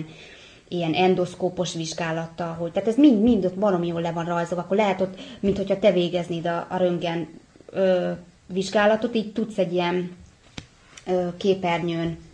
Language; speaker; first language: Hungarian; native; Hungarian